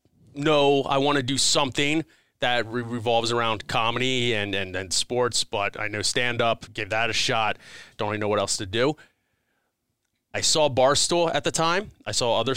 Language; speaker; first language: English; native; English